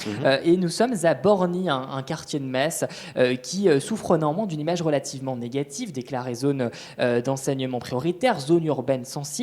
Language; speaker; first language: French; native; French